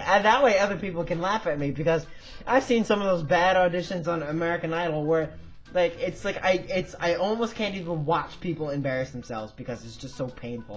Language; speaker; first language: English; native; English